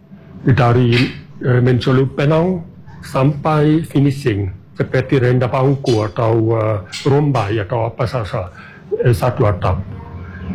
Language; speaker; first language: Indonesian; non-native, fluent; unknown